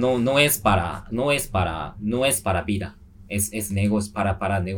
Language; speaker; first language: Spanish; non-native, learner; Japanese